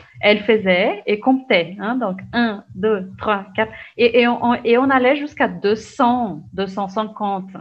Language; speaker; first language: French; non-native, fluent; Portuguese